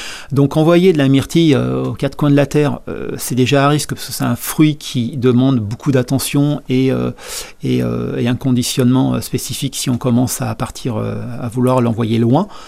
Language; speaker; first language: French; native; French